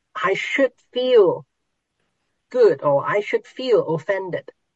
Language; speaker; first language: English; non-native, local second language; Cantonese